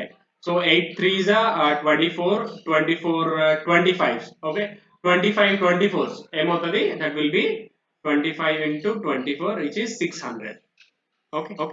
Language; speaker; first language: English; non-native, local second language; Telugu